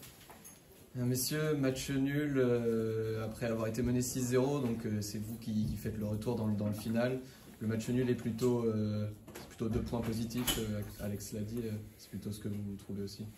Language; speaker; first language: French; native; French